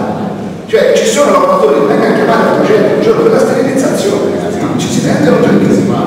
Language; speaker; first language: Italian; native; Italian